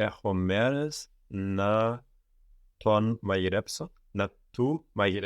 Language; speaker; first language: Greek; non-native, learner; English